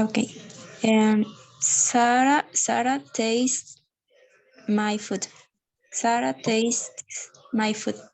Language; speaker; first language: English; non-native, learner; Spanish